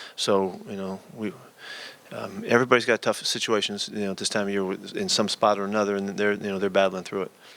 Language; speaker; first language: English; native; English